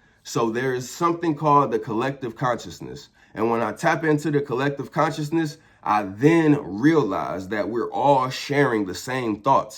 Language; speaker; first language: English; native; English